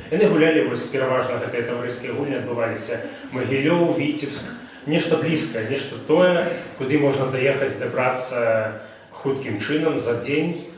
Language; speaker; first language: Belarusian; non-native, local second language; Russian